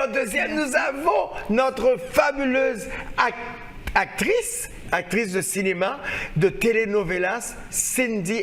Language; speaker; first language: French; non-native, local second language; Haitian Creole